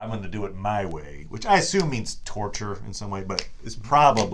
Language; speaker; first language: English; native; English